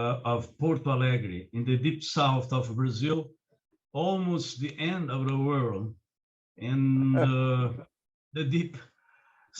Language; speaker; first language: English; non-native, learner; Portuguese